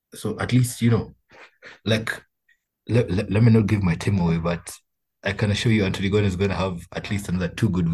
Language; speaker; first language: English; non-native, local second language; Luo (Kenya and Tanzania)